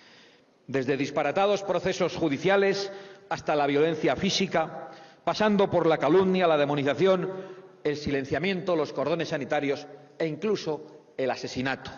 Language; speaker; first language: Spanish; native; Spanish